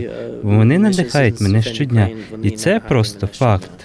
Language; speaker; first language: Ukrainian; non-native, learner; English